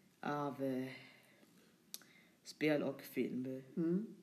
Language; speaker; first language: Swedish; non-native, learner; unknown